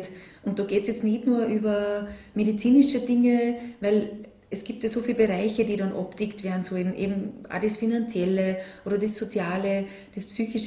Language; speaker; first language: German; native; German